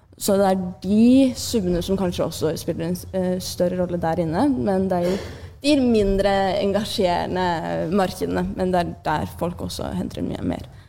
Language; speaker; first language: Norwegian; early bilingual, other home language; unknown